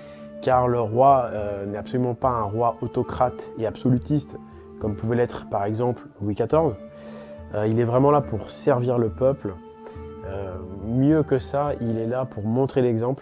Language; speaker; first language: French; native; French